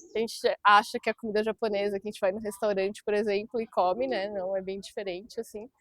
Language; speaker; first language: Portuguese; native; Portuguese